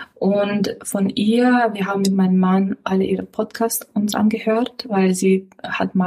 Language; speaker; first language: German; non-native, fluent; Romanian